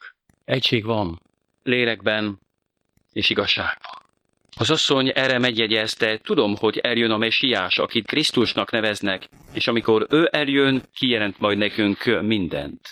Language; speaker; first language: Hungarian; non-native, fluent; French